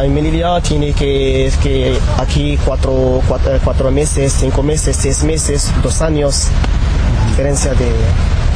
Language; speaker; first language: Spanish; non-native, learner; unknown